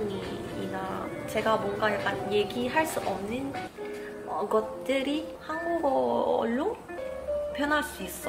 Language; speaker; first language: Korean; non-native, learner; Malay